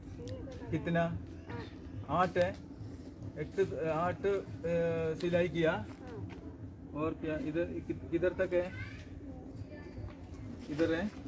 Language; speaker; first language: Hindi; non-native, local second language; Malayalam